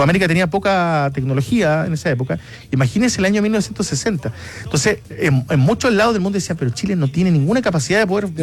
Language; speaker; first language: Spanish; native; Spanish